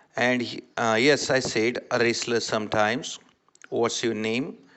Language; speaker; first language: English; non-native, local second language; Marathi